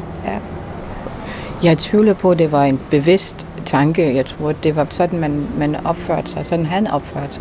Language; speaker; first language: Danish; non-native, fluent; English